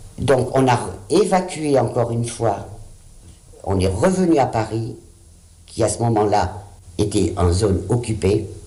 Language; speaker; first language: French; early bilingual, other home language; Spanish